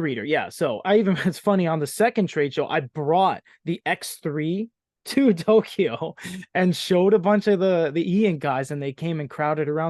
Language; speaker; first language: English; native; English